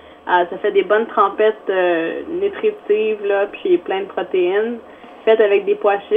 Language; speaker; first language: French; native; French